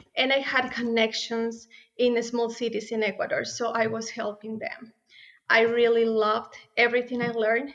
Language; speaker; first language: English; non-native, fluent; Spanish